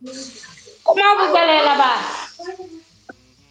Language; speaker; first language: French; non-native, local second language; Wolof